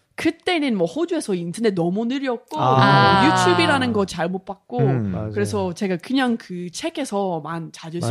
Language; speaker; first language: Korean; non-native, learner; English